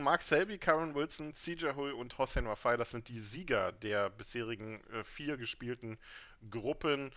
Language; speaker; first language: German; native; German